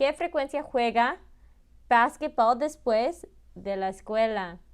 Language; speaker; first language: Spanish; early bilingual, heritage; Spanish